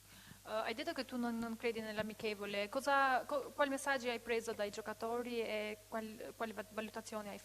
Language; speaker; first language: Italian; non-native, fluent; Albanian